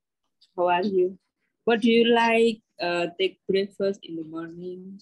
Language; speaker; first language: English; non-native, learner; Indonesian